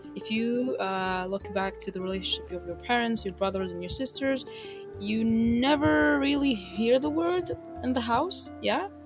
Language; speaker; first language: English; non-native, fluent; Arabic